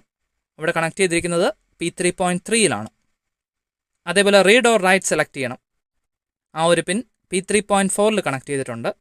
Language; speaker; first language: Malayalam; native; Malayalam